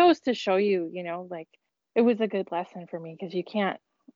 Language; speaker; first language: English; native; English